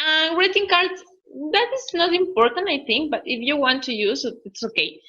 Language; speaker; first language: English; non-native, learner; Spanish